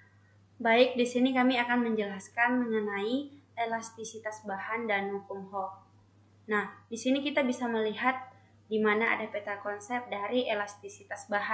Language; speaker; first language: Indonesian; native; Indonesian